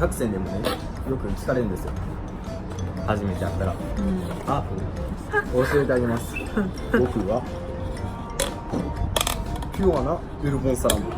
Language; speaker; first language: Japanese; native; Japanese